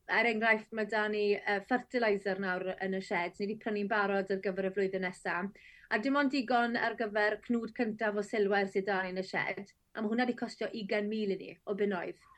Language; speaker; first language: Welsh; native; Welsh